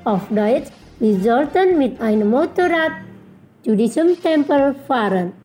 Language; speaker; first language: German; non-native, learner; Indonesian